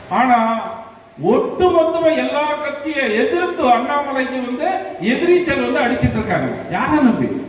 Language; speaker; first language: Tamil; non-native, local second language; Kannada